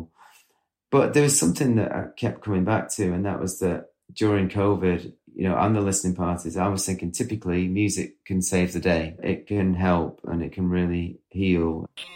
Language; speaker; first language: English; native; English